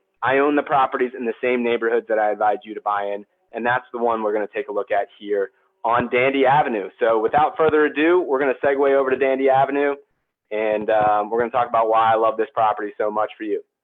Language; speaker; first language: English; native; English